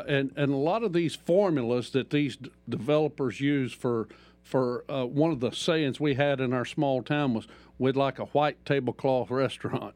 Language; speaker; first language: English; native; English